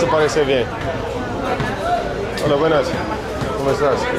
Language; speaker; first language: Spanish; non-native, learner; English